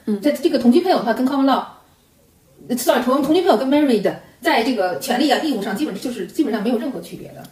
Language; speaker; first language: Chinese; native; Chinese